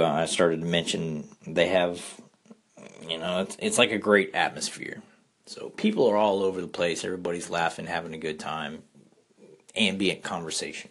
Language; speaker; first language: English; native; English